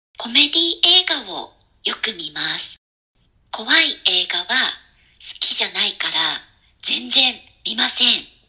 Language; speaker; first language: Japanese; native; Japanese